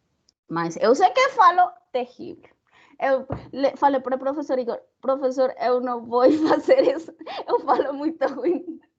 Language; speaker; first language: Portuguese; non-native, learner; Spanish